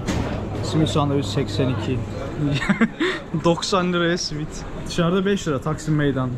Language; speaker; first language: Turkish; native; Turkish